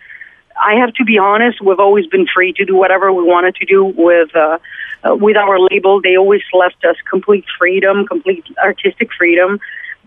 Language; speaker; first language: English; non-native, fluent; Italian